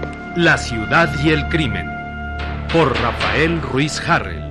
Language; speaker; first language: Spanish; native; Spanish